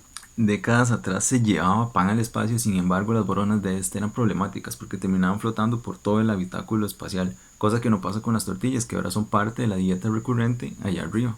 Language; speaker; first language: Spanish; native; Spanish